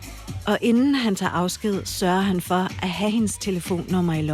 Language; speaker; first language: Danish; native; Danish